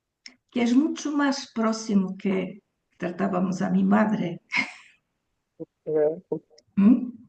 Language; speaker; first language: Spanish; early bilingual, heritage; Portuguese